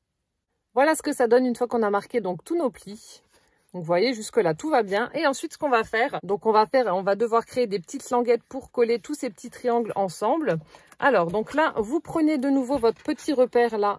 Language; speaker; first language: French; native; French